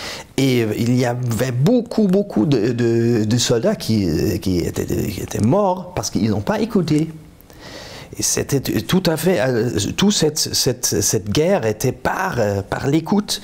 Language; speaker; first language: French; non-native, fluent; German